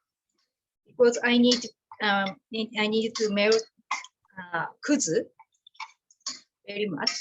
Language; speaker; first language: English; non-native, learner; Japanese